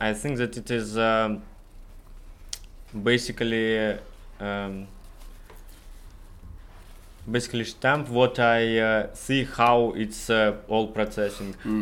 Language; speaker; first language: English; non-native, learner; Russian